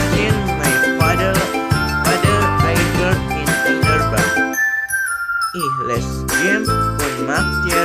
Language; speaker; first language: German; non-native, learner; Indonesian